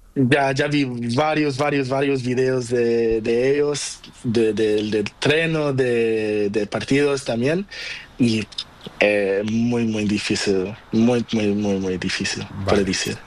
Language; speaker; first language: Spanish; non-native, learner; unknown